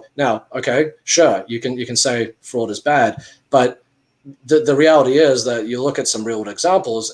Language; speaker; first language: English; native; English